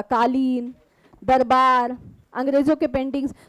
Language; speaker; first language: Hindi; non-native, local second language; Marathi